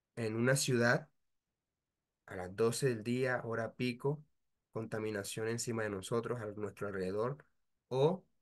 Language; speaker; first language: Spanish; native; Spanish